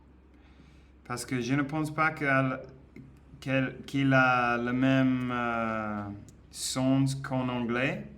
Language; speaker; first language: French; non-native, learner; English